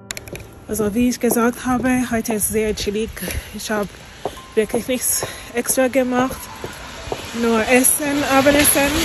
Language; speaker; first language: German; non-native, learner; English